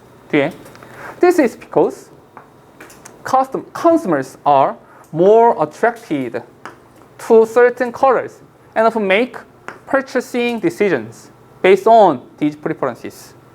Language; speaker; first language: English; non-native, fluent; Korean